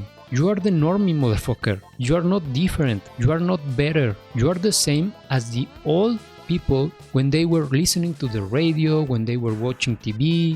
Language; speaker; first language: English; non-native, fluent; Spanish